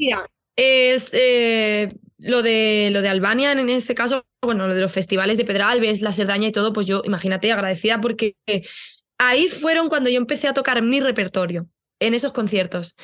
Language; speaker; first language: Spanish; native; Spanish